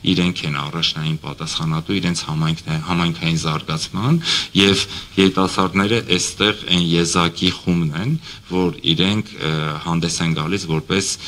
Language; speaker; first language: Armenian; native; Armenian